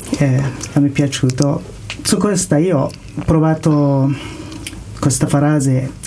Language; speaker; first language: Italian; non-native, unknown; Persian